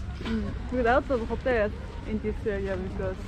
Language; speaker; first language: English; non-native, learner; Japanese